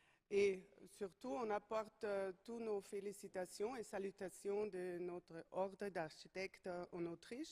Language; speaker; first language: French; non-native, fluent; German